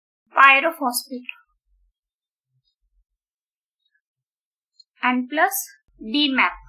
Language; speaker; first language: English; non-native, local second language; Marathi